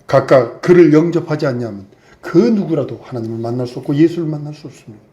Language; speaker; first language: Korean; native; Korean